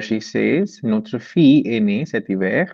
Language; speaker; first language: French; non-native, fluent; Hindi